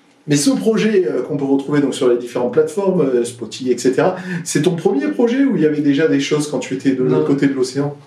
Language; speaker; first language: French; native; French